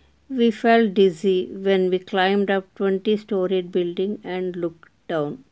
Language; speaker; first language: English; non-native, local second language; Telugu